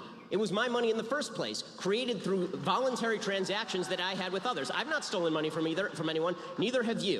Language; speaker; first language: English; native; English